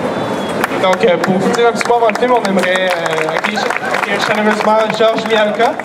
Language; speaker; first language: French; native; French